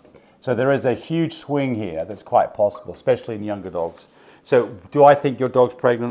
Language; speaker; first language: English; native; English